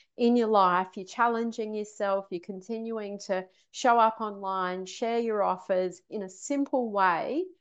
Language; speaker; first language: English; native; English